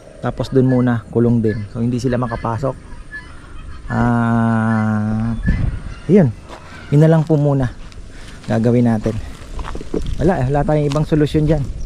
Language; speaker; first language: Filipino; native; Filipino